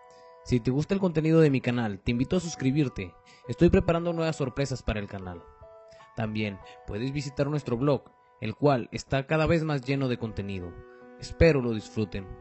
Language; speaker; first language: Spanish; native; Spanish